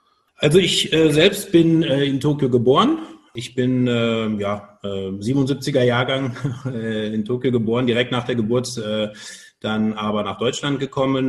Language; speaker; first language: German; native; German